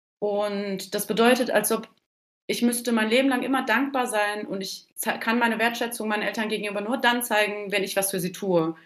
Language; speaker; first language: German; early bilingual, other home language; Turkish